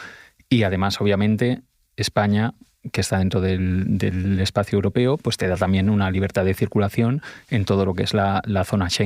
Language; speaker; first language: Spanish; native; Spanish